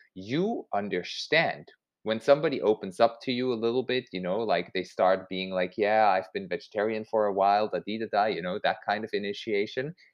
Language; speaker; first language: English; non-native, fluent; Swiss German